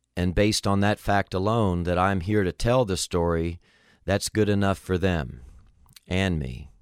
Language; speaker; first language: English; native; English